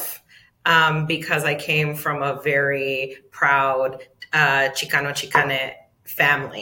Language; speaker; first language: English; native; English